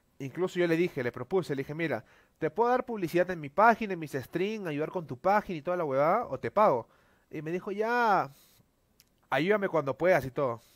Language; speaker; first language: Spanish; native; Spanish